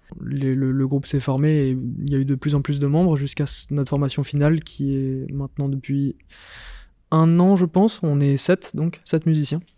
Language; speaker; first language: French; native; French